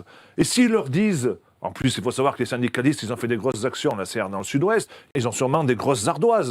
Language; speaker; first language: French; native; French